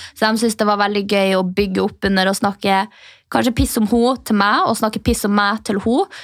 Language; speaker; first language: Norwegian; native; Norwegian